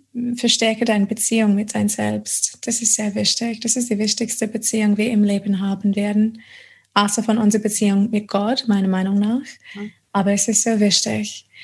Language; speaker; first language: German; non-native, fluent; English